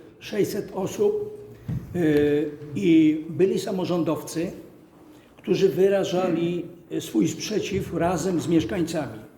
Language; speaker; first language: Polish; native; Polish